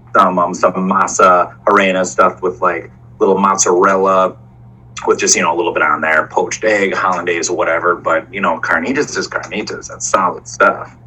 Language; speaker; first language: English; native; English